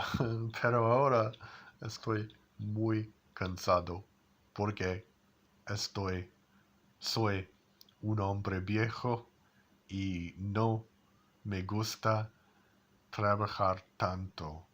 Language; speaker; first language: Spanish; non-native, learner; English